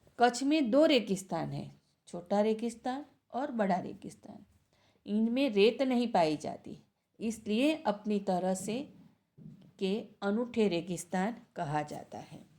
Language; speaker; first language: Hindi; non-native, local second language; Gujarati